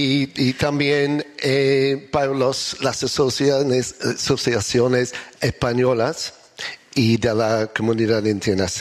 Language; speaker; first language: Spanish; non-native, learner; English